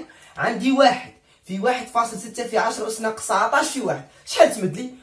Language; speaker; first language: Arabic; native; Arabic